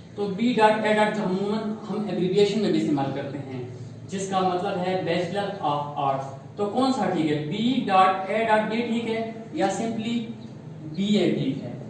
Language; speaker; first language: Urdu; native; Urdu